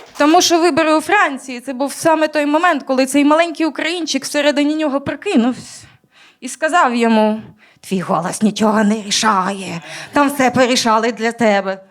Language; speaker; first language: Ukrainian; native; Ukrainian